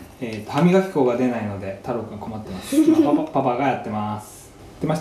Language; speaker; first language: Japanese; native; Japanese